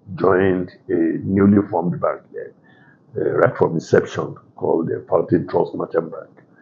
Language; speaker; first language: English; non-native, local second language; Yoruba